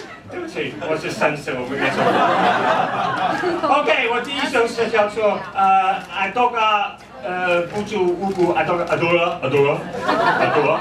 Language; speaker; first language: Chinese; non-native, fluent; English